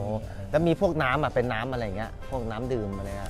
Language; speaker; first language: Thai; native; Thai